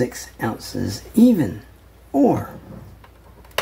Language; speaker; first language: English; native; English